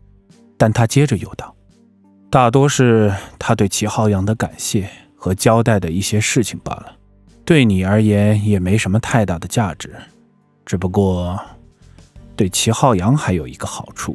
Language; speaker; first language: Chinese; native; Chinese